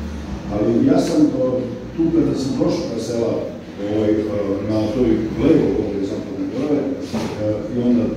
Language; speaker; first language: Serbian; early bilingual, heritage; Serbian